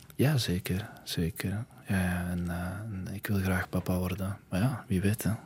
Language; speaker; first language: Dutch; early bilingual, other home language; Arabic